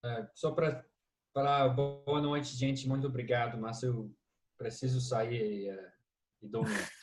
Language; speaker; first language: Portuguese; non-native, fluent; English